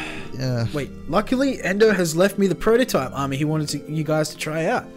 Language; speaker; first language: English; native; English